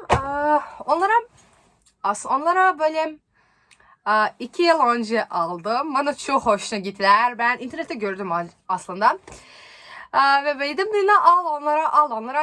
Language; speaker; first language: Turkish; non-native, learner; Serbian